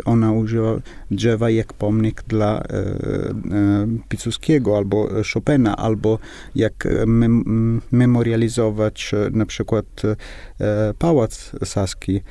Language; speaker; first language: Polish; non-native, learner; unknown